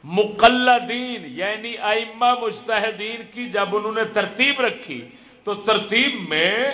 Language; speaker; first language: Urdu; native; Urdu